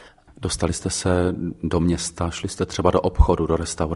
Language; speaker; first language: Czech; native; Czech